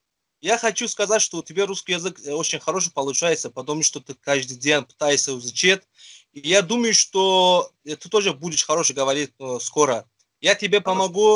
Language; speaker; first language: Russian; non-native, fluent; Azerbaijani